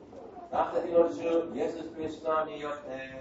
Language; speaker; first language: Japanese; non-native, fluent; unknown